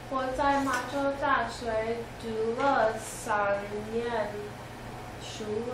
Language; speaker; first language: Chinese; non-native, learner; English